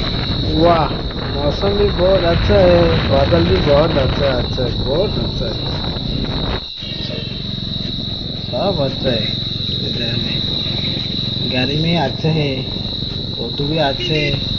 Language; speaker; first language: Hindi; non-native, local second language; Kok Borok